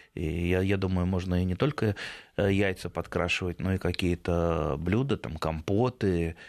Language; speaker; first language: Russian; native; Russian